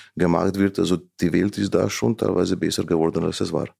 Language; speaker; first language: German; non-native, fluent; Slovenian